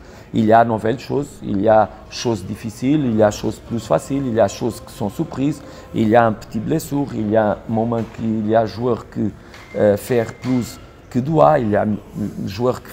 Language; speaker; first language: French; non-native, learner; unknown